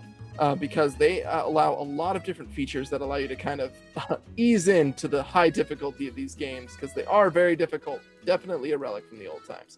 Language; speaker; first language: English; native; English